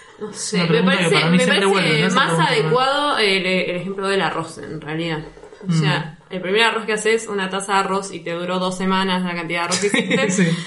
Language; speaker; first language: Spanish; native; Spanish